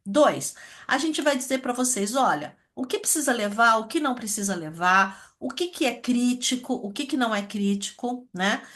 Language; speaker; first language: Portuguese; early bilingual, other home language; Chinese